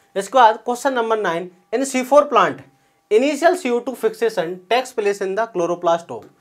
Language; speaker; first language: Hindi; native; Hindi